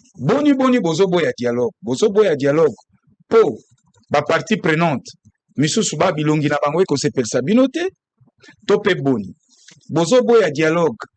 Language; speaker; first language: Lingala; non-native, local second language; Kongo